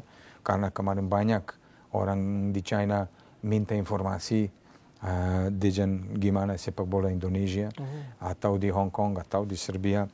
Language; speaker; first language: Indonesian; non-native, fluent; Serbian